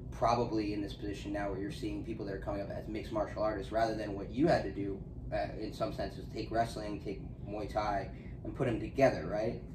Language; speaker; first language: English; native; English